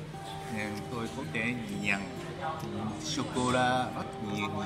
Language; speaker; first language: Vietnamese; non-native, learner; Japanese